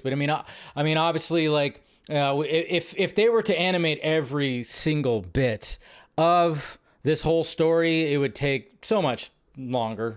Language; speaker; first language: English; native; English